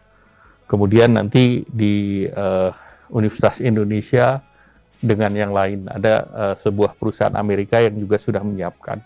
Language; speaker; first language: Indonesian; native; Indonesian